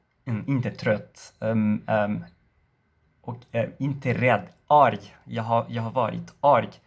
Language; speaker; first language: Swedish; non-native, learner; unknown